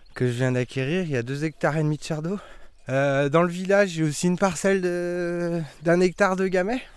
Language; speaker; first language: French; native; French